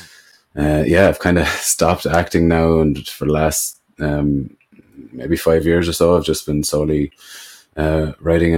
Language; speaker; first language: English; native; English